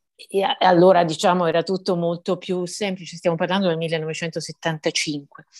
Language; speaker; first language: Italian; native; Italian